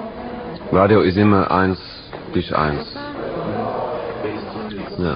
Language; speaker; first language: German; non-native, learner; English